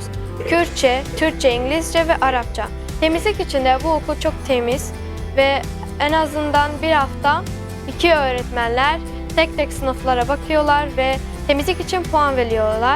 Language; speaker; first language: Turkish; non-native, learner; Kurdish